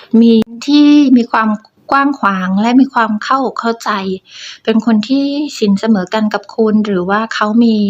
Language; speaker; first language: Thai; native; Thai